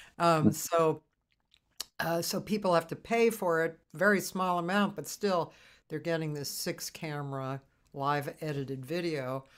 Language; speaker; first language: English; native; English